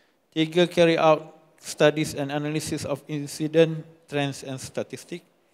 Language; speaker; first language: English; non-native, local second language; Malay